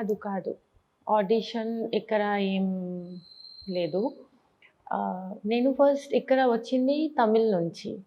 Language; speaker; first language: Telugu; non-native, learner; Bangla